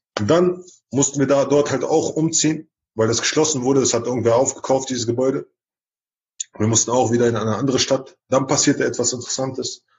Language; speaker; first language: German; early bilingual, other home language; Chechen